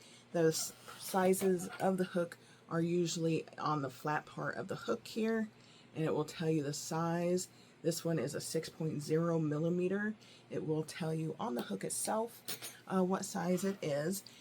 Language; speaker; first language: English; native; English